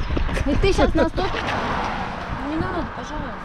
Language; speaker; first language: Russian; native; Russian